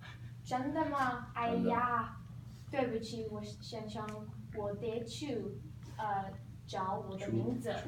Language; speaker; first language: Chinese; non-native, learner; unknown